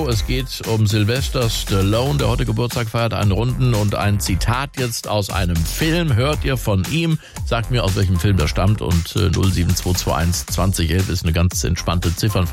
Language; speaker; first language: German; native; German